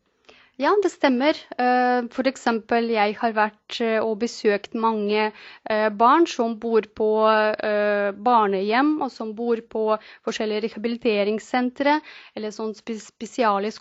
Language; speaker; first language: Norwegian; non-native, fluent; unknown